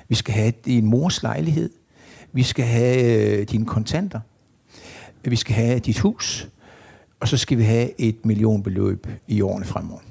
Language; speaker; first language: Danish; native; Danish